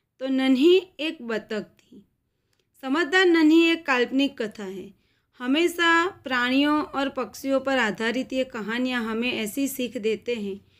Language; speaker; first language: Hindi; non-native, local second language; Gujarati